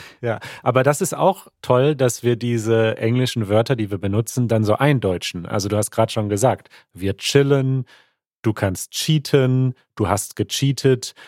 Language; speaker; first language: German; native; German